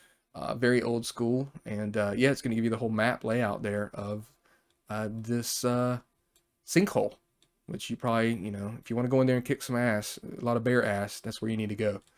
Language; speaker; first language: English; native; English